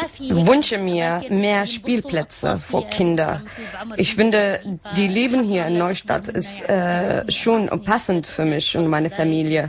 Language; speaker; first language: German; non-native, learner; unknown